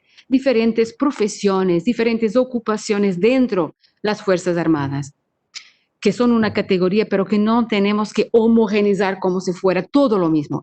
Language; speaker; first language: Spanish; non-native, fluent; Portuguese